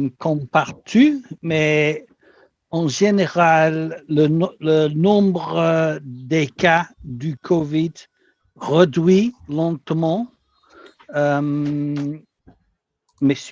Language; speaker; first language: French; non-native, fluent; English